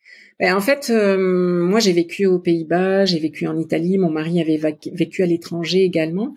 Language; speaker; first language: French; native; French